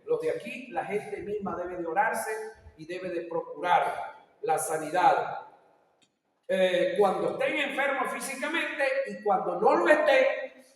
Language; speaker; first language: Spanish; native; Spanish